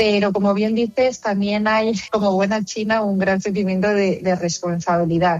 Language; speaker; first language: Spanish; native; Spanish